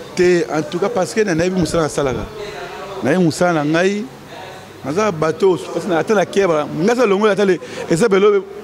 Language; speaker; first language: Lingala; non-native, local second language; Luba-Lulua